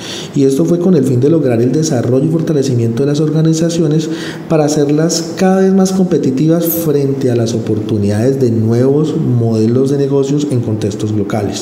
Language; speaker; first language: Spanish; native; Spanish